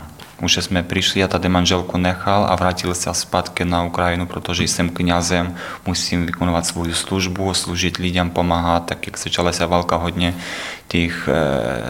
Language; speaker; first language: Czech; non-native, learner; Ukrainian